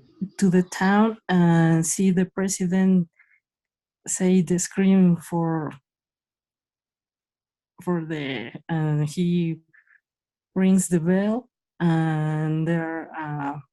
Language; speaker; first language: English; non-native, learner; Spanish